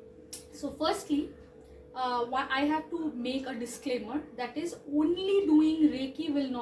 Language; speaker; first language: English; non-native, local second language; Bangla